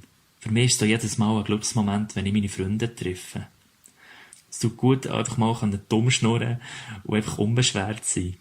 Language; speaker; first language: German; native; German